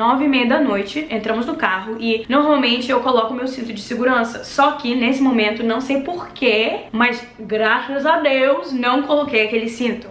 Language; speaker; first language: Portuguese; early bilingual, other home language; English